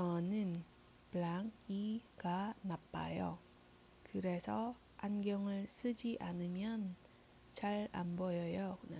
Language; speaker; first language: Korean; non-native, fluent; Iloko